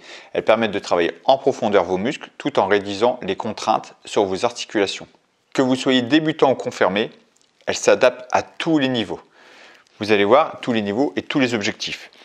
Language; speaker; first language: French; native; French